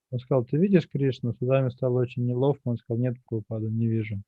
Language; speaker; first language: Russian; native; Russian